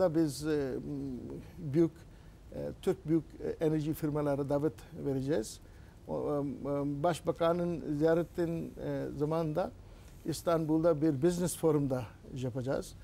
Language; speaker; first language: Turkish; non-native, learner; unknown